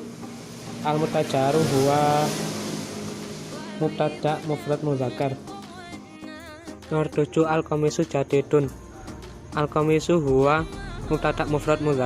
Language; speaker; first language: Arabic; non-native, learner; Indonesian